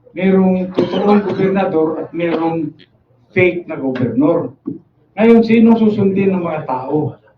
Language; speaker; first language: Filipino; non-native, local second language; Cebuano